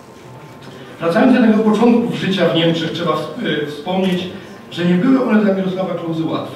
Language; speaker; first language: Polish; native; Polish